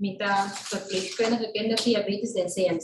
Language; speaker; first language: Dutch; non-native, local second language; Papiamento